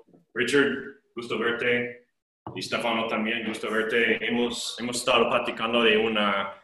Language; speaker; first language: Spanish; non-native, fluent; English